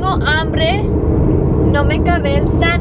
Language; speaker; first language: Spanish; early bilingual, heritage; Spanish